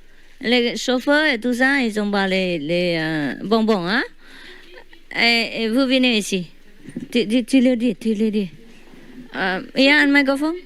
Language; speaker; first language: French; non-native, learner; Vietnamese